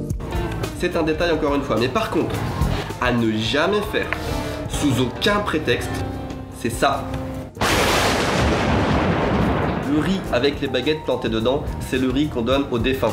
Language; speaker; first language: French; native; French